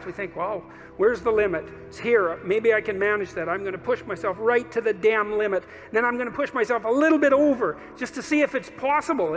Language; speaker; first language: English; native; English